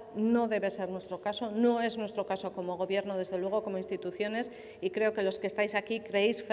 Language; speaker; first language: Spanish; non-native, local second language; Basque